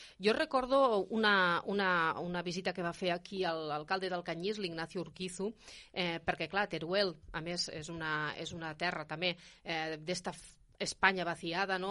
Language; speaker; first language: Catalan; native; Catalan